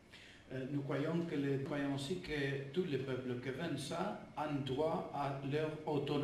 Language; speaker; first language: French; non-native, fluent; Catalan